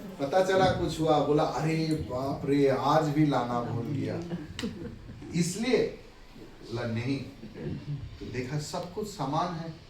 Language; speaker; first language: Hindi; non-native, local second language; Bangla